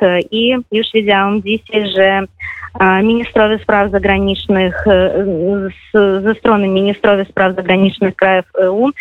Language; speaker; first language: Polish; non-native, fluent; Russian